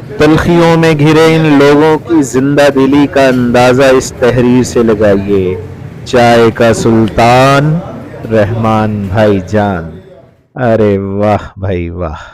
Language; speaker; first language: Urdu; native; Urdu